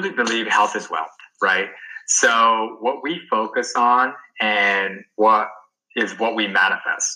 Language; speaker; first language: English; non-native, local second language; Sinhala